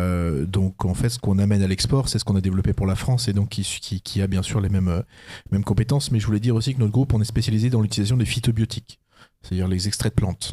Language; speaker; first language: French; native; French